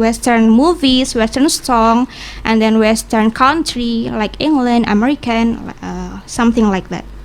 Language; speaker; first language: English; non-native, learner; Indonesian